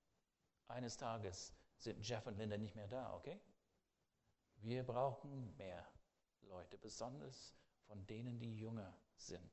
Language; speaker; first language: German; non-native, fluent; English